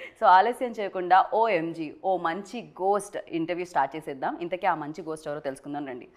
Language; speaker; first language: Telugu; native; Telugu